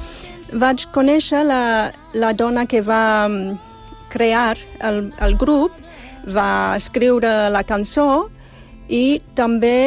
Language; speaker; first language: Catalan; non-native, fluent; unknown